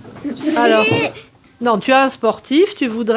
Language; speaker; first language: French; native; French